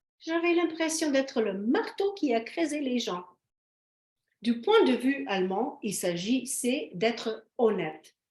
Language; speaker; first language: French; non-native, fluent; Slovenian